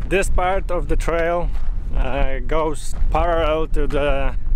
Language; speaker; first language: English; non-native, fluent; Polish